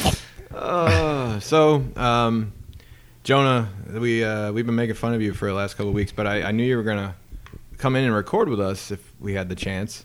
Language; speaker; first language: English; native; English